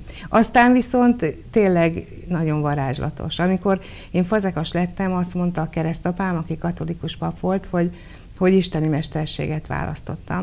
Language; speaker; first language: Hungarian; native; Hungarian